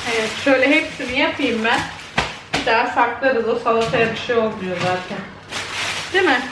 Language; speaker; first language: Turkish; early bilingual, heritage; Turkish